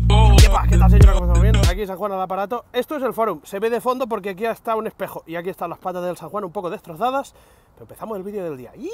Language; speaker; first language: Spanish; native; Spanish